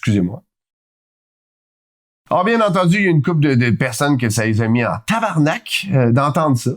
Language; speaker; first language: French; native; French